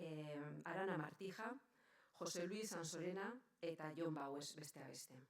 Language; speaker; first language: Basque; native; Basque